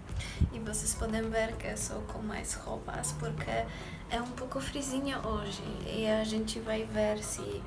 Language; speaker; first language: Portuguese; non-native, fluent; Polish